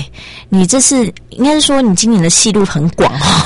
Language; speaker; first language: Chinese; native; Chinese